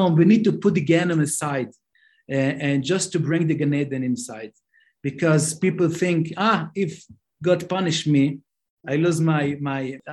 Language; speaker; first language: English; non-native, fluent; Hebrew